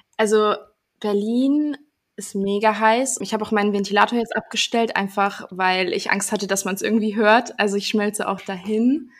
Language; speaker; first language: German; native; German